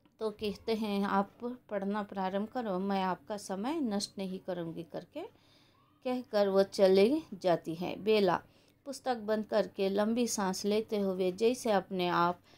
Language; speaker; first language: Hindi; non-native, local second language; Kannada